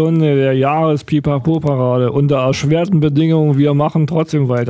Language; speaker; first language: German; native; German